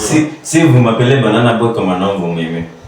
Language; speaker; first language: French; non-native, learner; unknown